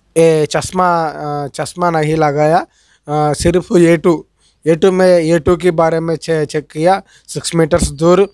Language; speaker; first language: Hindi; non-native, local second language; Telugu